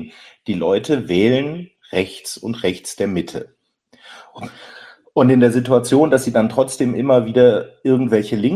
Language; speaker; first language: German; native; German